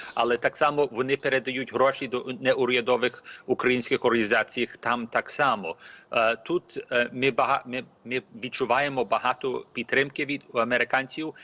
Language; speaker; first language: Ukrainian; early bilingual, heritage; Ukrainian